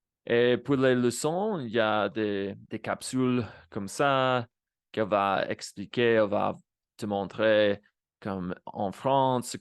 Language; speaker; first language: French; non-native, fluent; Spanish